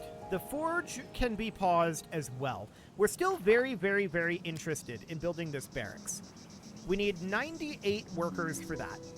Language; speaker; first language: English; native; English